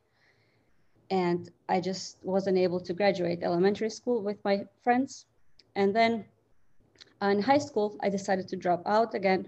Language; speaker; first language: English; non-native, fluent; Albanian